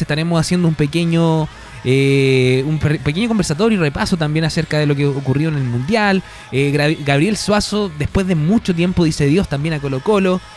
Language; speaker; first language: Spanish; native; Spanish